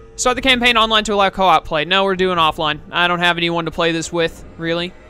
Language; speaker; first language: English; native; English